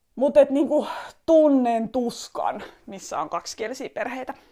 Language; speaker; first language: Finnish; early bilingual, other home language; Estonian